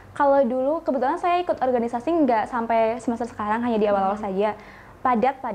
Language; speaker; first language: Indonesian; native; Indonesian